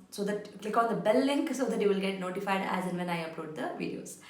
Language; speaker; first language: English; non-native, local second language; Kannada